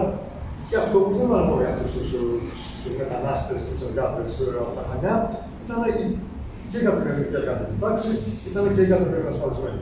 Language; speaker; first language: Greek; native; Greek